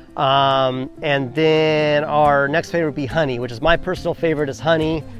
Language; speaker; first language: English; native; English